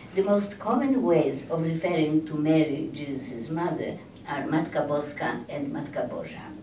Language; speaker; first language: English; non-native, fluent; Polish